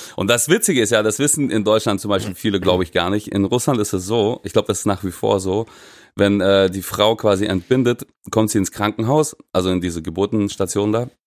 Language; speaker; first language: German; non-native, fluent; Russian